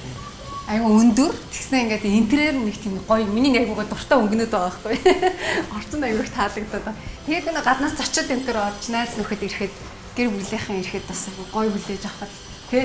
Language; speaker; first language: Mongolian; native; Mongolian